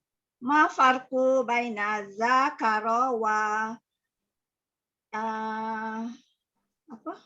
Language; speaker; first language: Arabic; non-native, learner; Malay